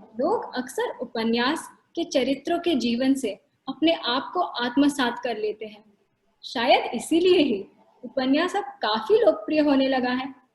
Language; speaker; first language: Hindi; non-native, local second language; Marathi